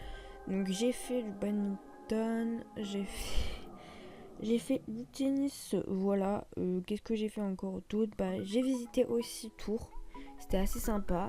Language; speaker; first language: French; native; French